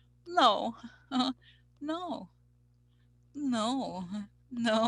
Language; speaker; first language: Spanish; non-native, learner; English